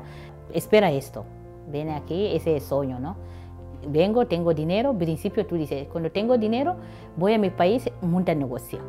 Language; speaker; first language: Spanish; non-native, learner; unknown